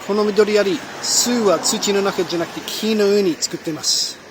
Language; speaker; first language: Japanese; non-native, fluent; English